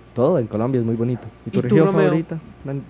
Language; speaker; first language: Spanish; native; Spanish